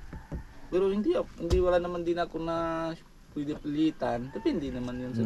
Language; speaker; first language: Filipino; non-native, fluent; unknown